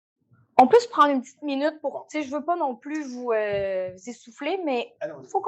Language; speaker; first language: French; native; French